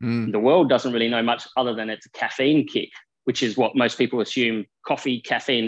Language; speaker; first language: English; native; English